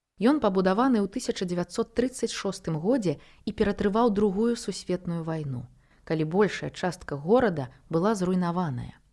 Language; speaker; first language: Belarusian; non-native, local second language; Russian